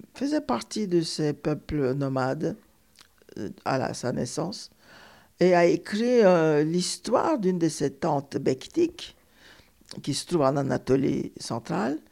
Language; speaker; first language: French; non-native, fluent; Turkish